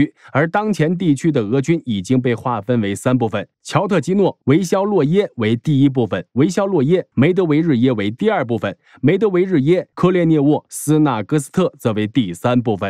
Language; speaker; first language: Chinese; native; Chinese